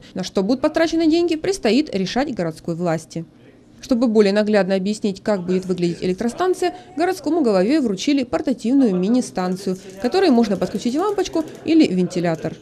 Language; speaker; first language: Russian; native; Russian